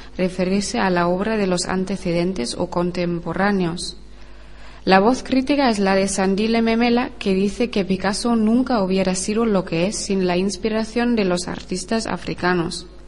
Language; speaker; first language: Spanish; non-native, learner; German